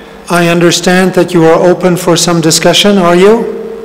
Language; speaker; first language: English; non-native, fluent; German